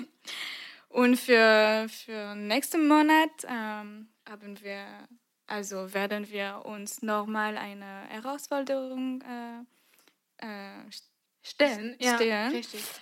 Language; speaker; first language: German; non-native, fluent; French